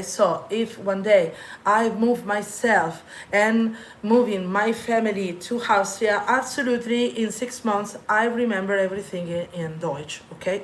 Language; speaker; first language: English; non-native, fluent; Italian